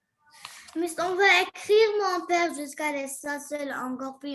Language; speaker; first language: French; non-native, learner; Arabic